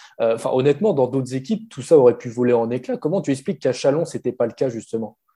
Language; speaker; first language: French; native; French